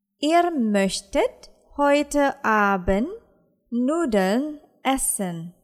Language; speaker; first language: German; non-native, fluent; Indonesian